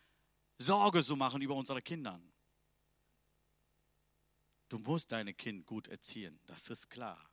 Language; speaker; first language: German; non-native, learner; Tamil